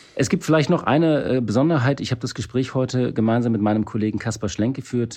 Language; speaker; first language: German; native; German